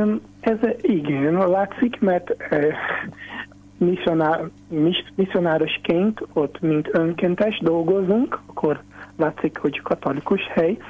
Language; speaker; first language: Hungarian; non-native, learner; Portuguese